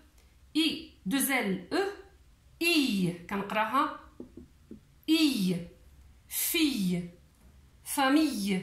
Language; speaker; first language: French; non-native, local second language; Arabic